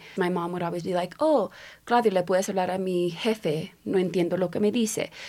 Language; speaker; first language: English; native; English